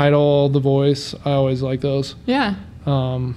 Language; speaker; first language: English; native; English